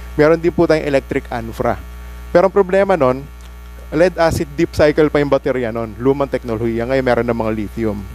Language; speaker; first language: Filipino; native; Filipino